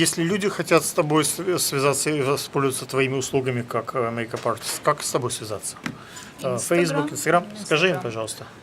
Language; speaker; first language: Russian; native; Russian